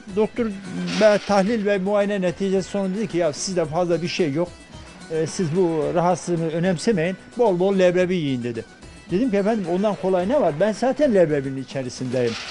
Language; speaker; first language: Turkish; native; Turkish